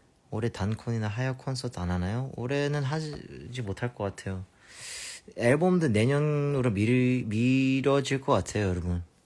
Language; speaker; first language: Korean; early bilingual, heritage; Korean